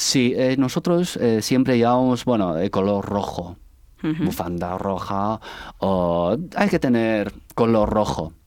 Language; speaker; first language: Spanish; non-native, learner; Chinese